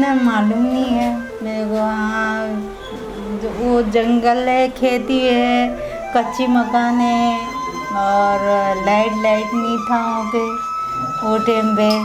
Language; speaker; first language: Hindi; early bilingual, other home language; Nepali